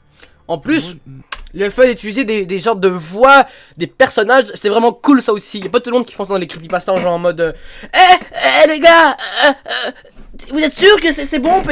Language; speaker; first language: French; native; French